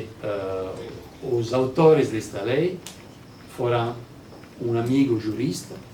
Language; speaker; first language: Portuguese; non-native, learner; Italian